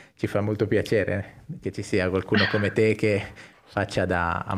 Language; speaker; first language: Italian; native; Italian